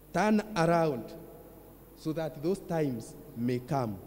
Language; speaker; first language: English; non-native, local second language; Kikuyu